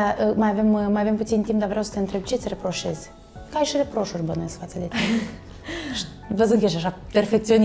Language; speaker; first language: Romanian; native; Romanian